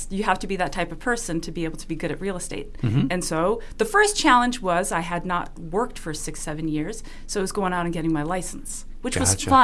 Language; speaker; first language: English; non-native, fluent; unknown